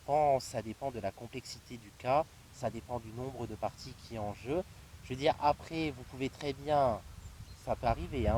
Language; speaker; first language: French; native; French